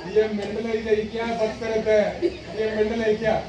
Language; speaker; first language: Hindi; non-native, local second language; Malayalam